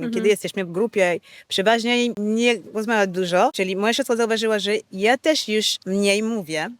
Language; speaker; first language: Polish; non-native, fluent; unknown